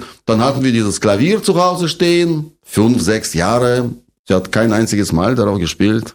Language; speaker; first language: German; non-native, fluent; Russian